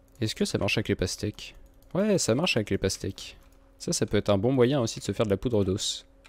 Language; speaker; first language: French; native; French